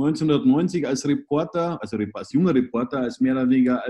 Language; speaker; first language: German; native; German